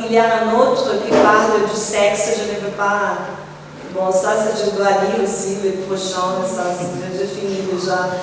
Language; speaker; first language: French; non-native, fluent; Portuguese